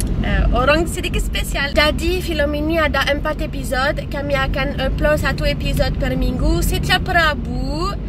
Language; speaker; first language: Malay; non-native, learner; French